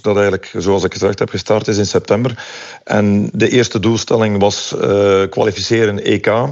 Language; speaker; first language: Dutch; native; Dutch